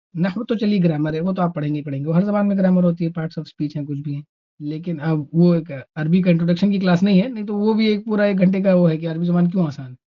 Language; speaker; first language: Urdu; native; Urdu